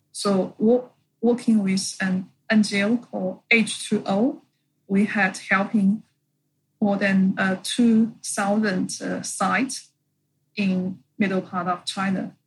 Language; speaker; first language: English; non-native, fluent; Chinese